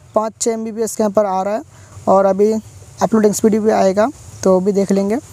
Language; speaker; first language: Hindi; non-native, local second language; Bangla